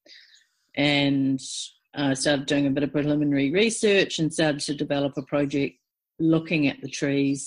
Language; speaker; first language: English; native; English